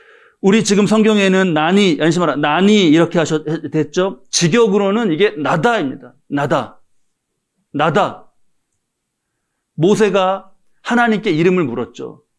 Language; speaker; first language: Korean; native; Korean